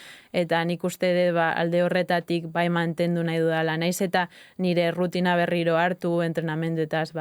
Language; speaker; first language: Basque; native; Basque